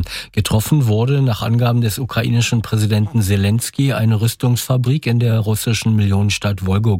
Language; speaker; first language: German; native; German